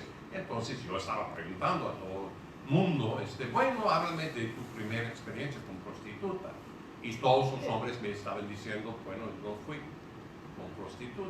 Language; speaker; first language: Spanish; non-native, fluent; English